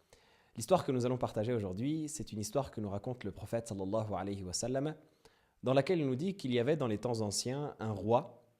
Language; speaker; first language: French; native; French